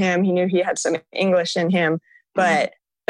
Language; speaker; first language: English; native; English